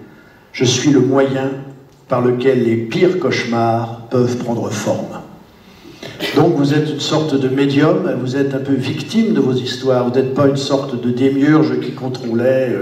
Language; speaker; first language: French; native; French